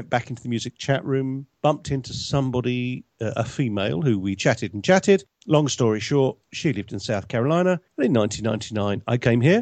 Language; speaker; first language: English; native; English